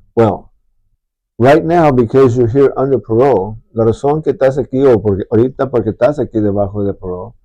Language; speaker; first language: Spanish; early bilingual, heritage; Spanish